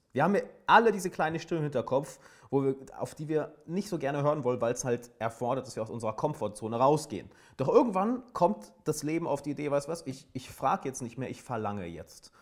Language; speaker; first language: German; non-native, fluent; French